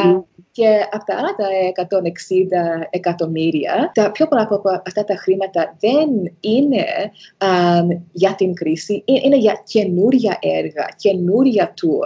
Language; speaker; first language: Greek; early bilingual, heritage; Greek